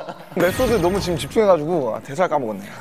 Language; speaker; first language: Korean; native; Korean